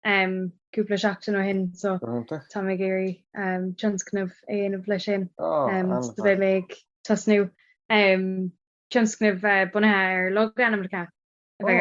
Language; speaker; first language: Irish; non-native, local second language; English